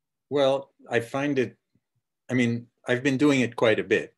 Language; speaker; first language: English; early bilingual, other home language; Czech